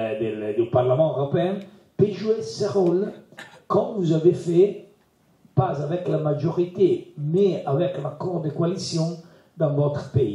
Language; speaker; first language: French; non-native, learner; Italian